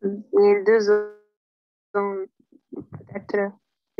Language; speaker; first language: French; non-native, learner; Arabic